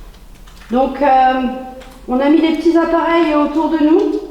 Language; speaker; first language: French; native; French